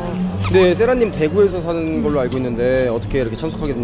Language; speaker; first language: Korean; native; Korean